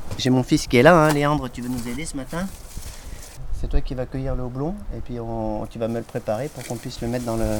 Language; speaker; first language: French; native; French